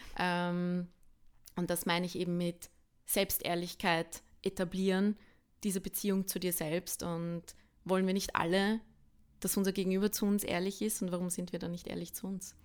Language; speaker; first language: German; early bilingual, other home language; Bosnian